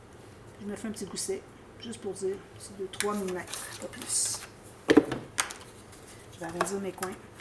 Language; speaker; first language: French; native; French